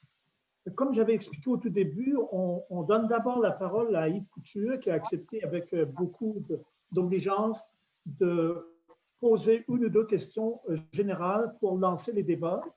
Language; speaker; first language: French; native; French